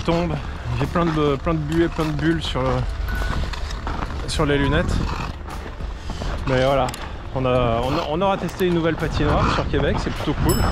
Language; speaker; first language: French; native; French